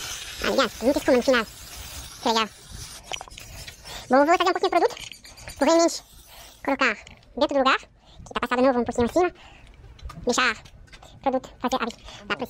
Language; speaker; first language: Portuguese; non-native, fluent; French